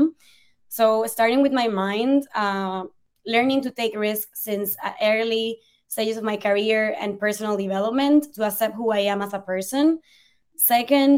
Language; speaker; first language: English; non-native, fluent; Spanish